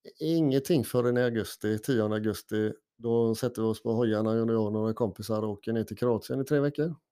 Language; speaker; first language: Swedish; native; Swedish